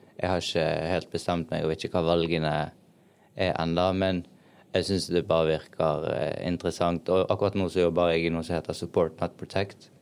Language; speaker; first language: Norwegian; early bilingual, other home language; Arabic